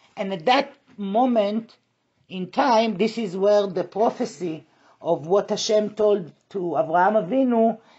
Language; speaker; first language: English; non-native, fluent; Hebrew